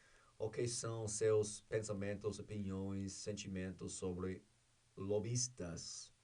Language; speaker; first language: Portuguese; non-native, learner; English